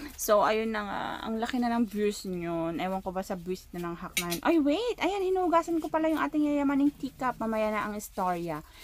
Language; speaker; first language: Filipino; non-native, local second language; Iloko